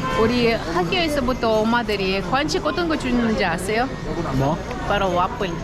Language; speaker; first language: Korean; non-native, fluent; Ukrainian